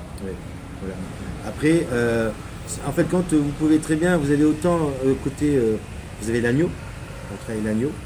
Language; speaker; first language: French; native; French